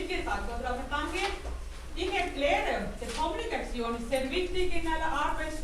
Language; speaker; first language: German; non-native, fluent; Tamil